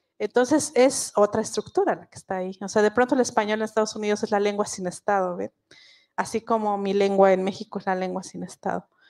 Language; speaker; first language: Spanish; non-native, local second language; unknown